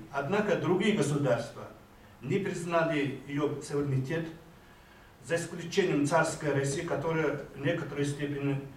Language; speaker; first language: Russian; non-native, fluent; Mongolian